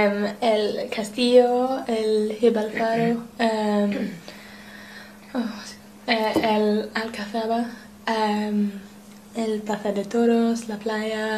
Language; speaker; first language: Spanish; non-native, learner; English